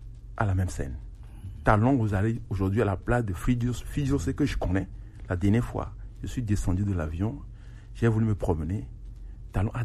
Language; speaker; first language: French; non-native, local second language; Ewe